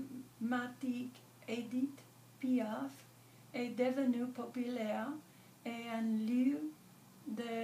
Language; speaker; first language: French; non-native, learner; English